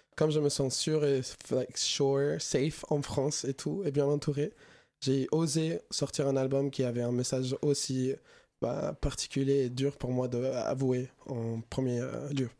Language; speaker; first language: French; non-native, fluent; Spanish